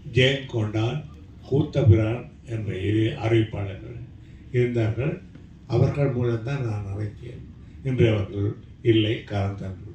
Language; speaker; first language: Tamil; native; Tamil